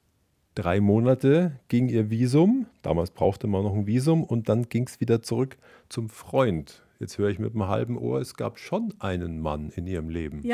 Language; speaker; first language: German; native; German